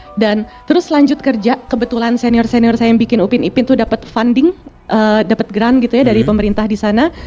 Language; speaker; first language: Indonesian; native; Indonesian